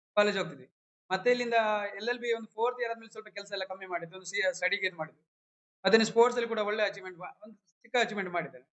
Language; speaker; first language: Kannada; native; Kannada